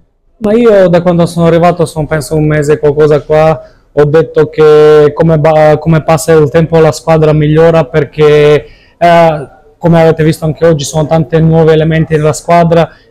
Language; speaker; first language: Italian; non-native, fluent; Macedonian